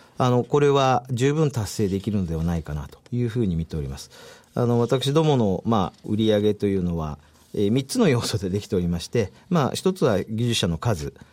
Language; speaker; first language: Japanese; native; Japanese